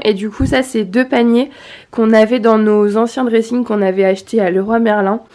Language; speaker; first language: French; native; French